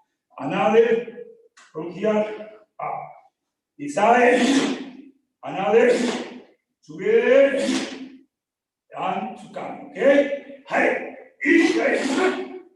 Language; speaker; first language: English; non-native, learner; Spanish